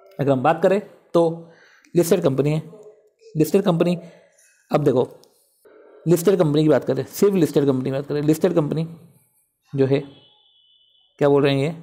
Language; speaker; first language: Hindi; native; Hindi